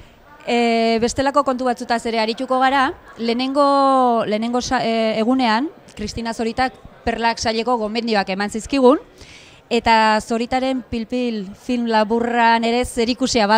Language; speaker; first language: Basque; native; Basque